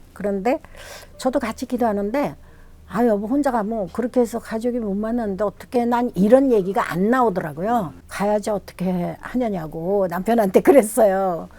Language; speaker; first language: Korean; native; Korean